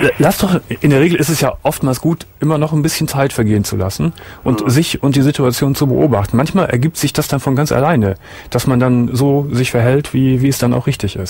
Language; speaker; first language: German; native; German